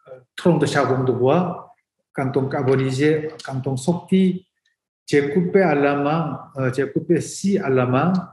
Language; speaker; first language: French; non-native, fluent; Korean